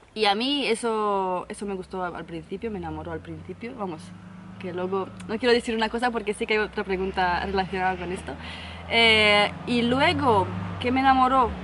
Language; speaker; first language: Spanish; non-native, fluent; Romanian